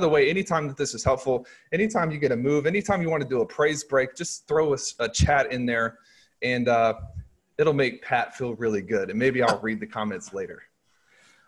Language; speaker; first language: English; native; English